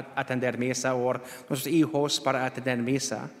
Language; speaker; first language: Spanish; non-native, learner; English